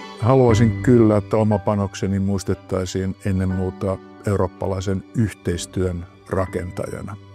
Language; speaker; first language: Finnish; native; Finnish